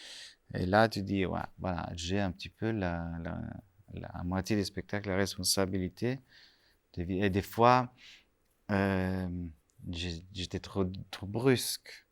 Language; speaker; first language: French; non-native, fluent; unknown